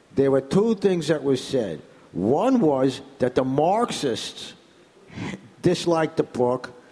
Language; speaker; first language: English; native; English